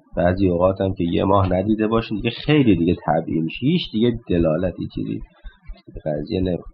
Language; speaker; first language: Persian; native; Persian